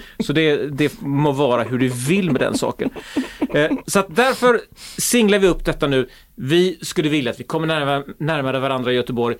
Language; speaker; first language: Swedish; native; Swedish